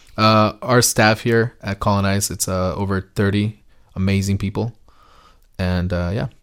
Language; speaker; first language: English; early bilingual, other home language; Spanish